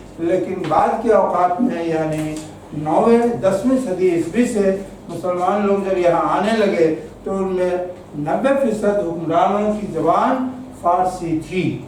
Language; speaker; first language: Urdu; native; Urdu